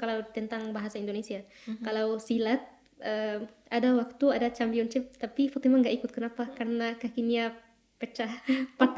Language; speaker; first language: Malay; non-native, fluent; Arabic